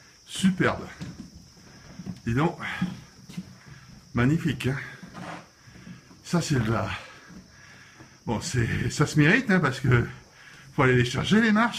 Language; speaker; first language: French; native; French